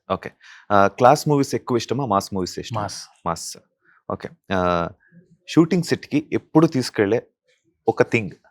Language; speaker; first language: Telugu; non-native, local second language; Kannada